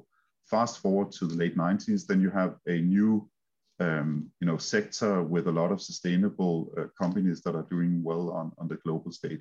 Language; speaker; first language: English; non-native, fluent; Danish